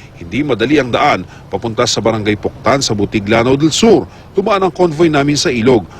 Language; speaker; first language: Filipino; native; Filipino